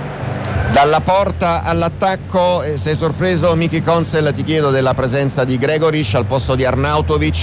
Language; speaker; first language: Italian; native; Italian